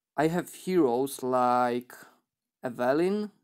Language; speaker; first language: English; non-native, fluent; Polish